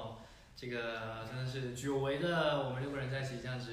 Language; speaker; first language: Chinese; native; Chinese